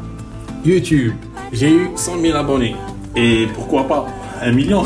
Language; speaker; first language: French; non-native, local second language; Arabic